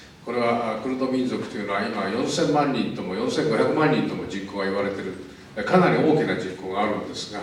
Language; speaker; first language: Japanese; native; Japanese